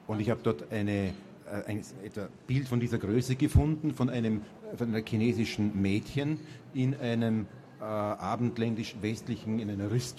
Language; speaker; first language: German; native; German